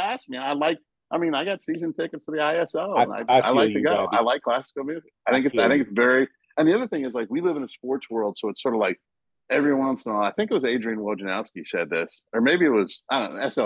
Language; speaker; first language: English; native; English